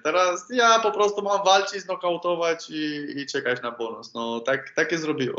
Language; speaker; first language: Polish; non-native, learner; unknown